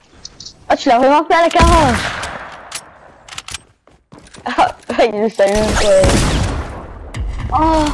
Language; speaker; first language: French; native; French